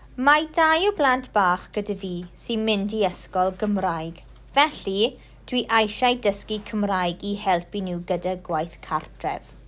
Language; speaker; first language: Welsh; non-native, local second language; English